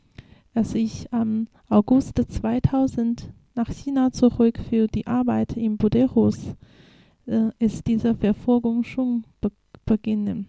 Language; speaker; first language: German; non-native, fluent; Chinese